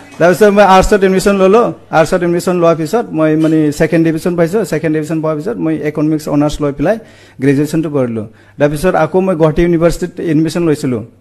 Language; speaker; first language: Assamese; non-native, local second language; Bodo